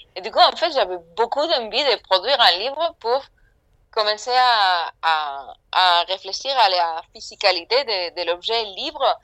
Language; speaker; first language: French; non-native, fluent; Spanish